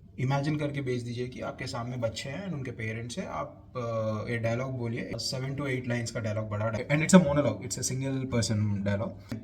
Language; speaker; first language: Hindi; non-native, local second language; Telugu